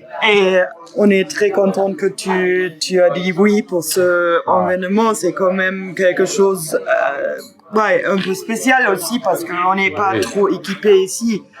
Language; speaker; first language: French; non-native, fluent; German